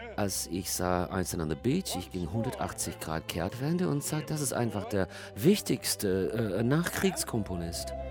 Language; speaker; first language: German; non-native, fluent; English